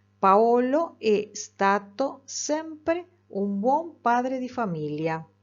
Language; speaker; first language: Italian; non-native, fluent; Spanish